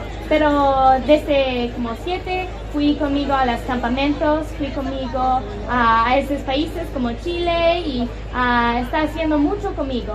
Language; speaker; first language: Spanish; non-native, learner; English